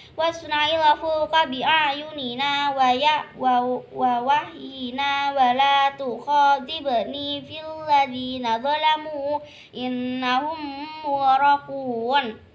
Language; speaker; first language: Arabic; non-native, learner; Indonesian